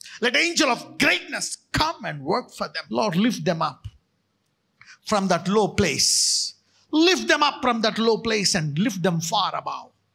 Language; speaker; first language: English; non-native, local second language; Telugu